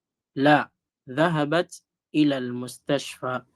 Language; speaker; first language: Arabic; non-native, fluent; Filipino